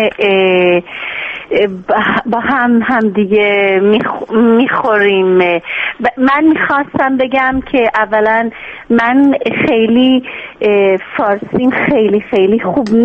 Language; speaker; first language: Persian; early bilingual, heritage; Persian